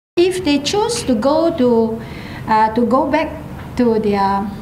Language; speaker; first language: English; non-native, local second language; Malay